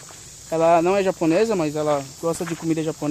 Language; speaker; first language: Portuguese; native; Portuguese